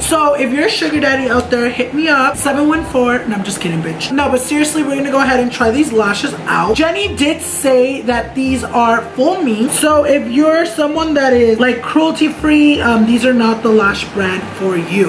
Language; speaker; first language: English; early bilingual, other home language; Spanish